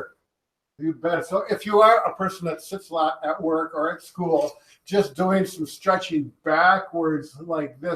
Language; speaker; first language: English; native; English